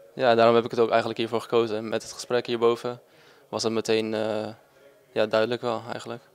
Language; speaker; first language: Dutch; native; Dutch